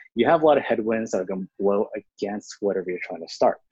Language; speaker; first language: English; early bilingual, other home language; Chinese